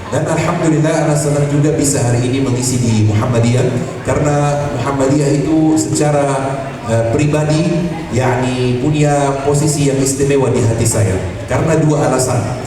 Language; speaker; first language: Indonesian; non-native, fluent; Arabic